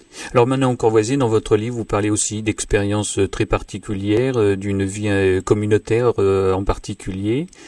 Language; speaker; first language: French; native; French